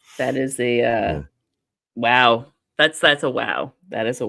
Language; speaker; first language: English; native; English